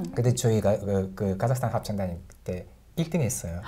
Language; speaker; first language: Korean; non-native, learner; Russian